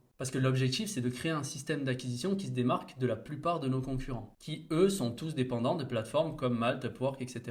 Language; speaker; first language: French; native; French